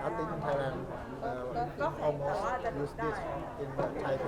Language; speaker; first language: English; non-native, learner; Thai